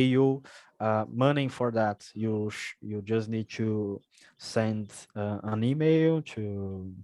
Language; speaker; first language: English; non-native, learner; Portuguese